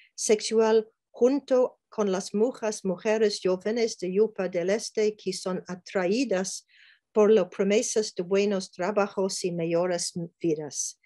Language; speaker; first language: Spanish; non-native, learner; English